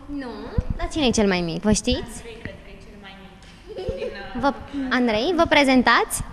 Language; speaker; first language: Romanian; native; Romanian